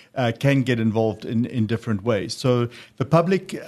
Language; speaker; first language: English; native; English